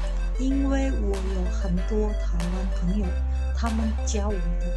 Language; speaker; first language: Chinese; non-native, fluent; Indonesian